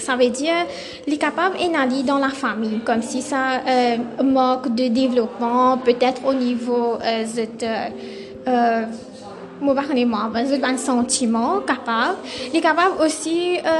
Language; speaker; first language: French; non-native, local second language; Morisyen